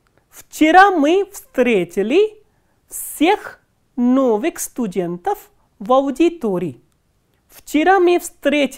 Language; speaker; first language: Russian; non-native, fluent; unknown